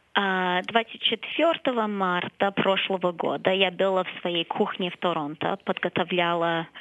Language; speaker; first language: Ukrainian; early bilingual, heritage; Ukrainian